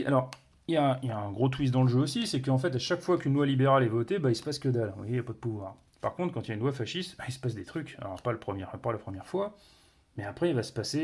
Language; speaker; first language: French; native; French